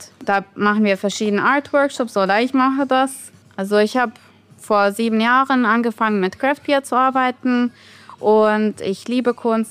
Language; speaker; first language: German; non-native, fluent; Bosnian